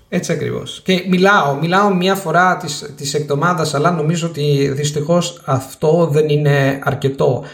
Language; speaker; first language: Greek; non-native, fluent; Italian